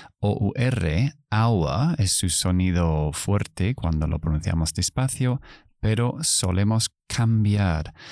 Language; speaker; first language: Spanish; non-native, fluent; English